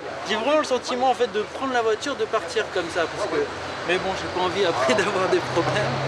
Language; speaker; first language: French; native; French